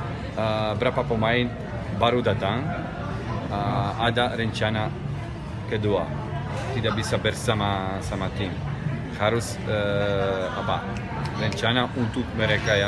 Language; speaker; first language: Indonesian; non-native, learner; Serbian